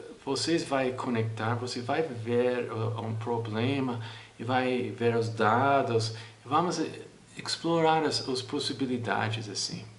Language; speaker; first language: Portuguese; non-native, fluent; English